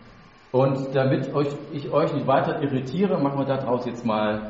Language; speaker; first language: German; native; German